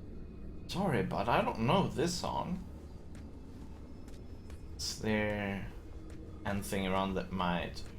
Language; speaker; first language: English; non-native, fluent; Chinese